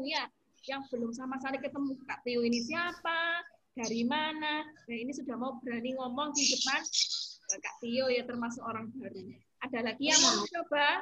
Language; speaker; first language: Indonesian; native; Indonesian